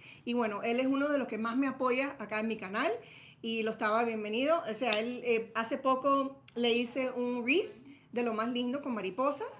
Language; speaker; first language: Spanish; early bilingual, heritage; Spanish